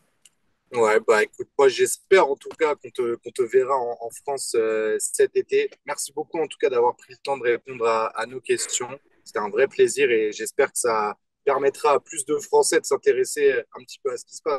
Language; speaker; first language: French; native; French